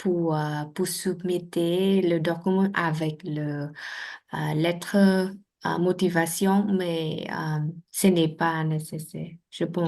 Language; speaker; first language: French; non-native, learner; Vietnamese